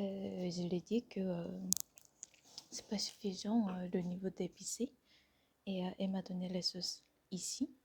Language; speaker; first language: French; non-native, fluent; Korean